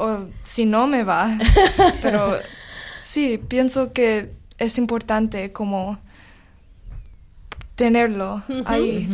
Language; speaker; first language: Spanish; non-native, learner; English